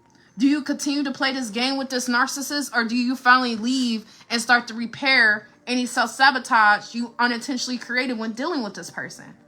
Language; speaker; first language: English; native; English